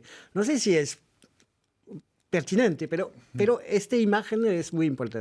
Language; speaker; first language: Spanish; non-native, fluent; French